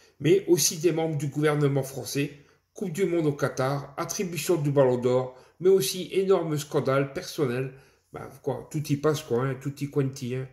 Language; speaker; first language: French; native; French